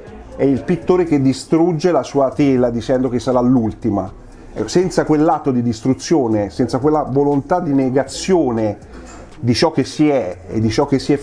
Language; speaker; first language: Italian; native; Italian